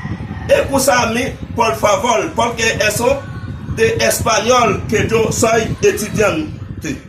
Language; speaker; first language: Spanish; non-native, learner; Haitian Creole